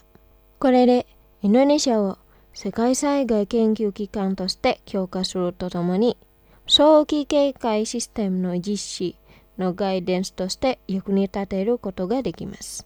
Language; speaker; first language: Japanese; non-native, fluent; Indonesian